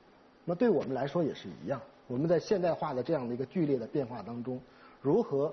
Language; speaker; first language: Chinese; native; Chinese